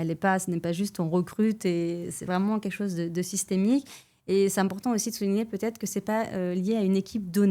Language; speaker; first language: French; native; French